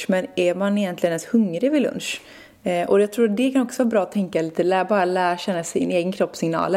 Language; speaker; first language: Swedish; native; Swedish